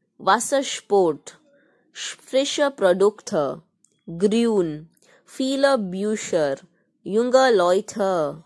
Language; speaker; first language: German; non-native, learner; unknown